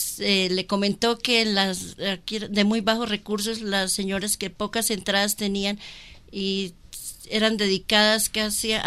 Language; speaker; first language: Spanish; native; Spanish